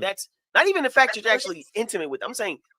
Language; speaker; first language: English; native; English